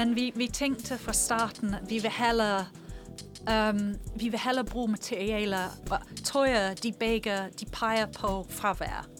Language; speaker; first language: Danish; non-native, fluent; English